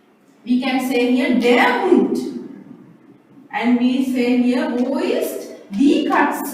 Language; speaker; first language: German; non-native, fluent; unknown